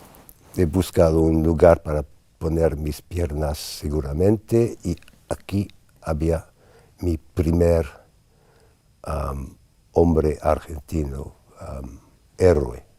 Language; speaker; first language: Spanish; non-native, fluent; English